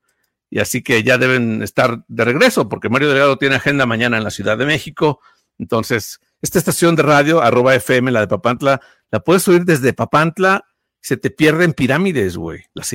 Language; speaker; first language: Spanish; native; Spanish